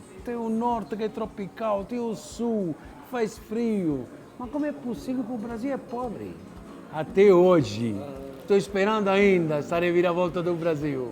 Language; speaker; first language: Portuguese; non-native, fluent; Italian